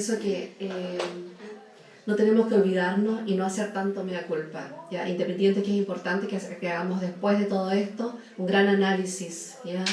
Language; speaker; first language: Spanish; native; Spanish